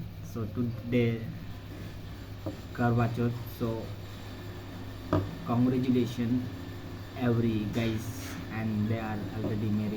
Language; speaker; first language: English; non-native, learner; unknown